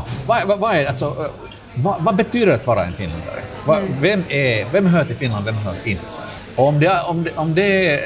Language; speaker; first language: Swedish; non-native, local second language; Finnish